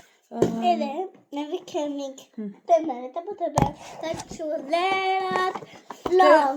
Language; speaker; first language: Albanian; early bilingual, heritage; Albanian